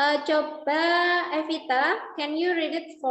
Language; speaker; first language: English; non-native, learner; Indonesian